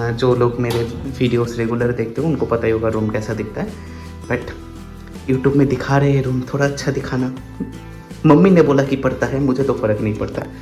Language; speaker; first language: Hindi; non-native, local second language; Bangla